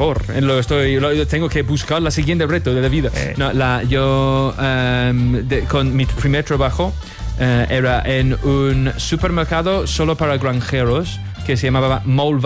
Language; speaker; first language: Spanish; non-native, fluent; English